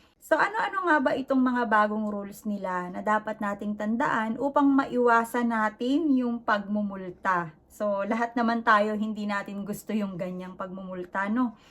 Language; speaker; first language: Filipino; native; Filipino